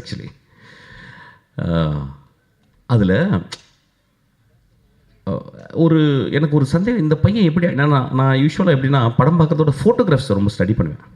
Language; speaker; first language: Tamil; native; Tamil